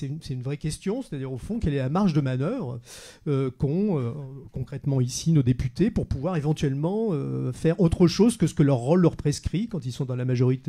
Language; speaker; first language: French; native; French